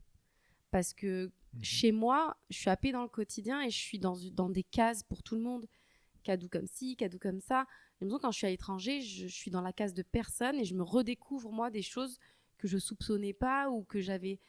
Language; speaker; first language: French; native; French